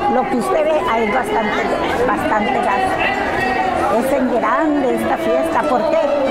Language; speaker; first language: Spanish; native; Spanish